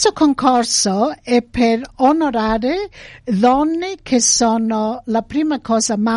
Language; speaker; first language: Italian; early bilingual, heritage; English